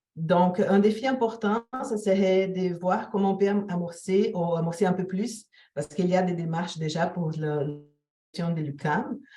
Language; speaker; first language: French; non-native, fluent; Portuguese